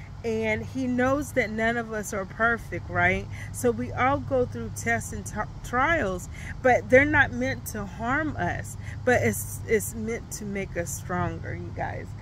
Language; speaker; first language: English; native; English